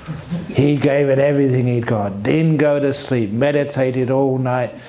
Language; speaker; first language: English; native; English